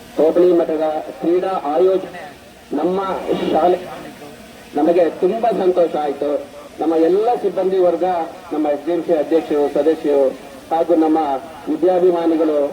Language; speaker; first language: Kannada; native; Kannada